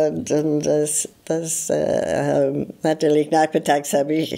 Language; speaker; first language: German; non-native, fluent; English